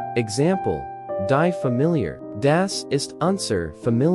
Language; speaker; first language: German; non-native, learner; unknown